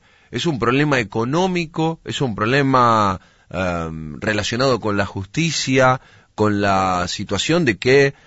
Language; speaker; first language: Spanish; native; Spanish